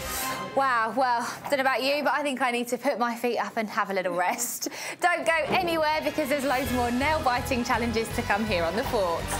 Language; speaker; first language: English; native; English